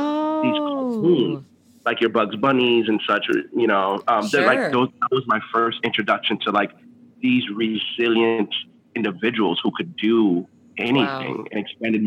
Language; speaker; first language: English; early bilingual, other home language; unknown